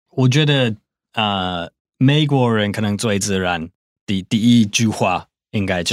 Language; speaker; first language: Chinese; non-native, fluent; English